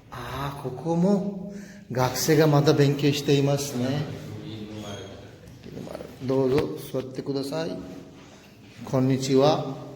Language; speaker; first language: Japanese; non-native, fluent; Urdu